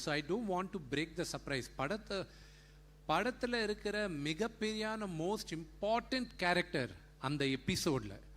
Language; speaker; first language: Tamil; non-native, local second language; Telugu